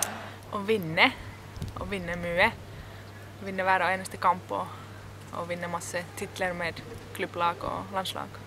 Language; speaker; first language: Norwegian; non-native, fluent; Finnish